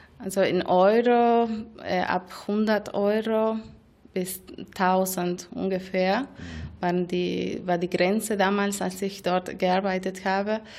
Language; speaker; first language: German; non-native, fluent; Spanish